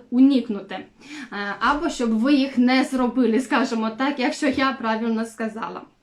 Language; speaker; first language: Ukrainian; non-native, local second language; Russian